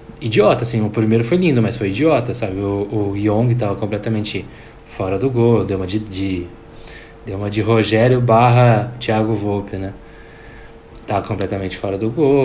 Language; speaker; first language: Portuguese; native; Portuguese